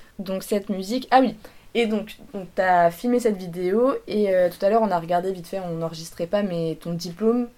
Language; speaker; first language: French; native; French